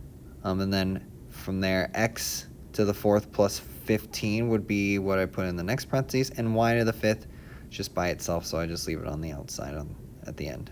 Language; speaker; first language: English; native; English